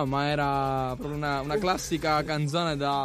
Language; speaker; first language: Italian; native; Italian